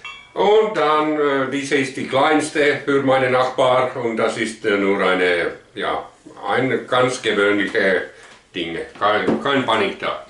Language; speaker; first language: German; non-native, learner; Finnish